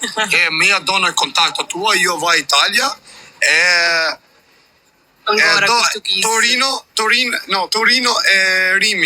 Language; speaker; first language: Italian; non-native, learner; Albanian